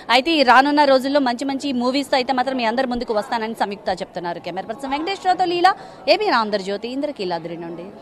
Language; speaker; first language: Telugu; native; Telugu